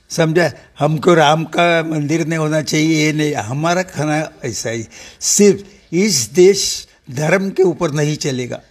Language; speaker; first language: Hindi; non-native, local second language; Marathi